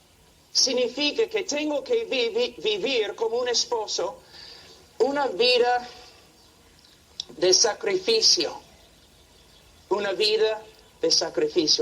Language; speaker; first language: Spanish; non-native, fluent; English